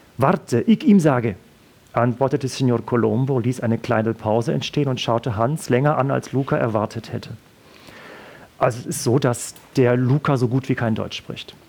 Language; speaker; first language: German; native; German